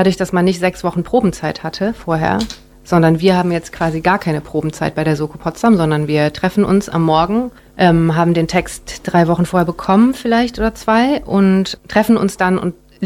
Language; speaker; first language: German; native; German